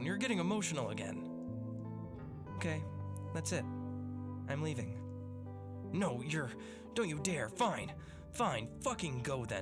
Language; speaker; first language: English; native; English